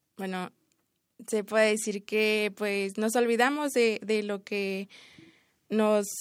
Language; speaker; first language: Spanish; native; Spanish